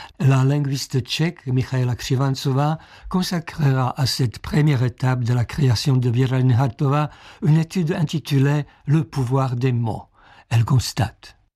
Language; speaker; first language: French; non-native, fluent; Czech